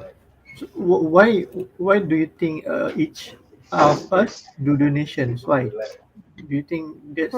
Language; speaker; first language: English; non-native, fluent; Malay